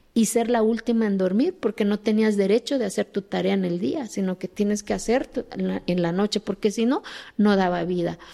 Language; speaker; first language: Spanish; early bilingual, other home language; Zapotec